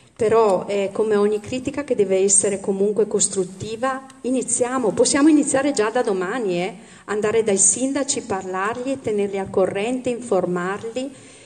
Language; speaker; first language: Italian; native; Italian